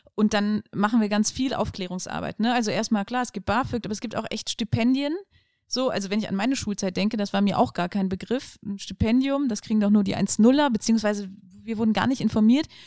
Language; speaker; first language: German; native; German